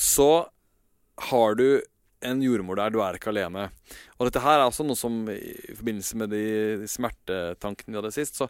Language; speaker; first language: Norwegian; native; Norwegian